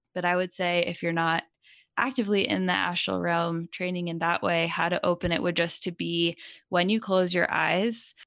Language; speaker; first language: English; native; English